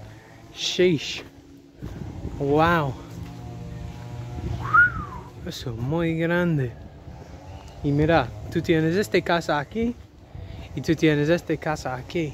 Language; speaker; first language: Spanish; non-native, learner; English